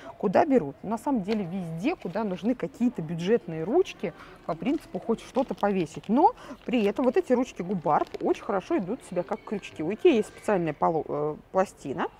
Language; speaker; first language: Russian; native; Russian